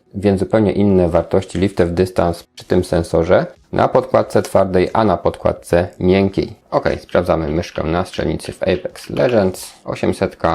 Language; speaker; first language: Polish; native; Polish